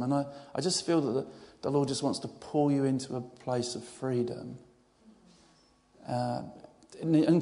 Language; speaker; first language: English; native; English